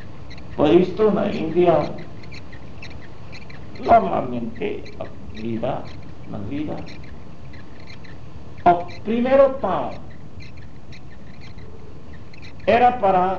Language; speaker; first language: Portuguese; non-native, learner; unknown